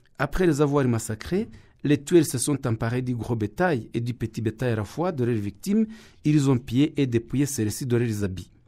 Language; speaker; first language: French; non-native, local second language; Kinyarwanda